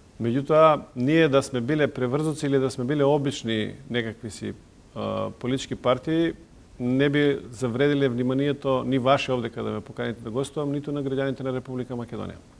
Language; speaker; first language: Macedonian; non-native, local second language; Serbian